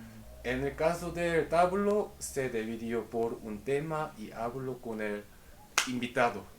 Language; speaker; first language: Spanish; non-native, fluent; Korean